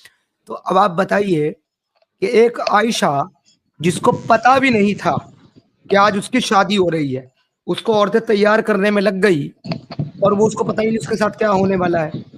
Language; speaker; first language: Hindi; native; Hindi